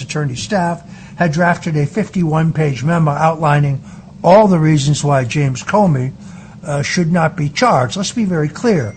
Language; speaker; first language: English; native; English